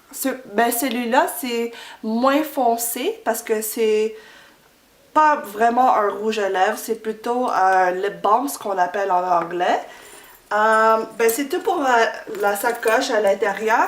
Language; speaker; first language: French; non-native, fluent; English